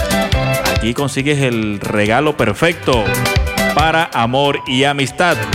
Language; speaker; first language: Spanish; native; Spanish